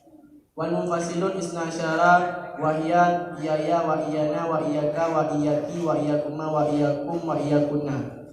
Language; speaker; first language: Arabic; non-native, learner; Achinese